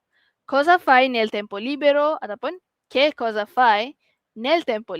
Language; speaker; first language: Italian; non-native, fluent; Malay